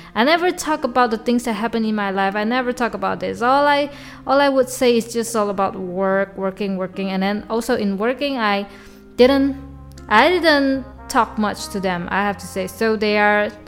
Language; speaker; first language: English; non-native, local second language; Chinese